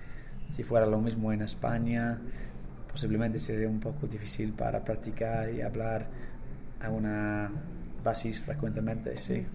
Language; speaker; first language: Spanish; non-native, learner; English